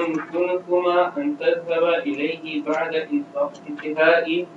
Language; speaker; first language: Arabic; non-native, learner; Urdu